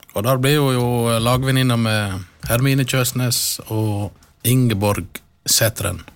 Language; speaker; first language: Norwegian; native; Norwegian